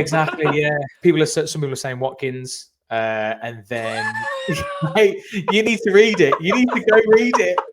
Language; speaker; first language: English; native; English